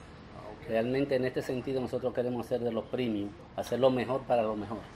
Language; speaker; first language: Spanish; native; Spanish